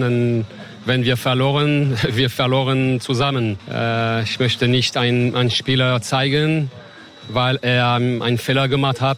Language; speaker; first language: German; non-native, learner; French